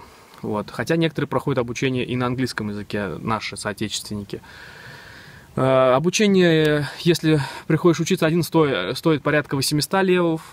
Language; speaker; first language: Russian; native; Russian